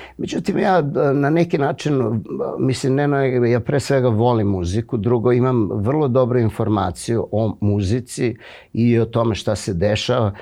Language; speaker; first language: Serbian; native; Serbian